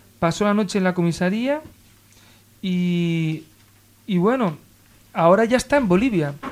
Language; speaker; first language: Spanish; native; Spanish